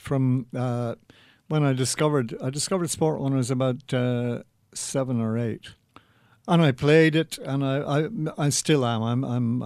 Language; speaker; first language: English; native; English